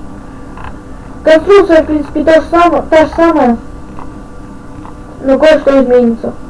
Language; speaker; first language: Russian; native; Russian